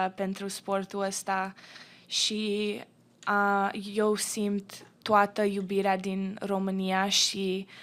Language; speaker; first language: Romanian; early bilingual, heritage; Romanian